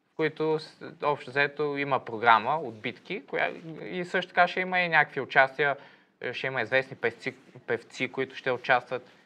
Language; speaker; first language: Bulgarian; native; Bulgarian